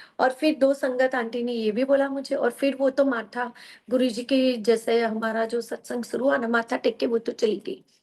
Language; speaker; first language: Hindi; non-native, local second language; Gujarati